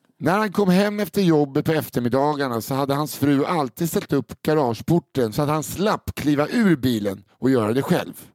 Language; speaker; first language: Swedish; native; Swedish